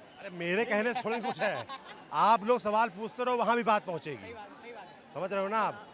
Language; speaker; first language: Hindi; native; Hindi